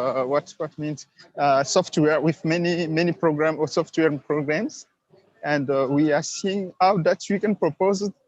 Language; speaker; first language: English; non-native, learner; Swahili